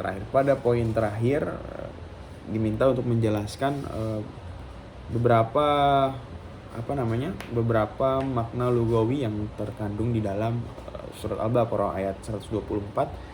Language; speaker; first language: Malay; non-native, local second language; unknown